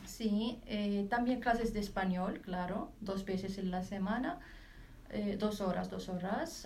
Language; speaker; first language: Spanish; non-native, learner; Arabic